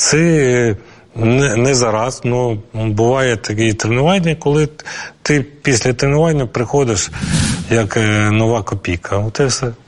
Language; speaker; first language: Ukrainian; non-native, local second language; Russian